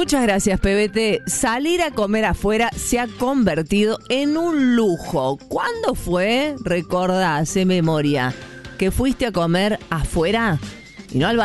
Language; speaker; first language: Spanish; native; Spanish